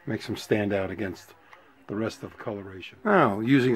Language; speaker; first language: English; native; English